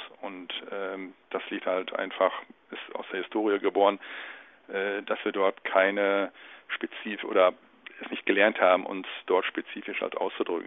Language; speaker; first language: German; native; German